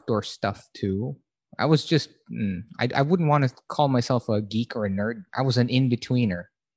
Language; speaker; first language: English; non-native, local second language; Filipino